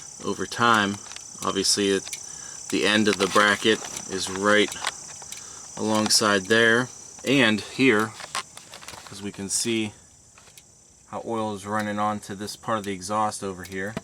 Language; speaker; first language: English; native; English